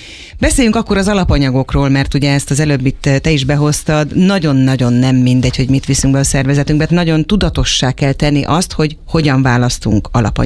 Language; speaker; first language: Hungarian; native; Hungarian